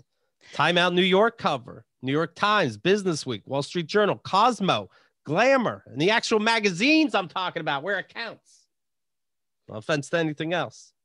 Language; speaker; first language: English; native; English